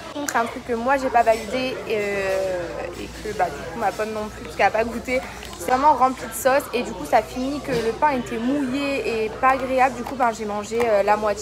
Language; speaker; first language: French; native; French